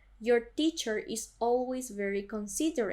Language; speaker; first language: English; non-native, fluent; Spanish